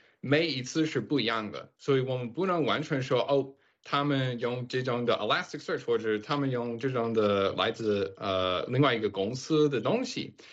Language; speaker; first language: Chinese; non-native, fluent; English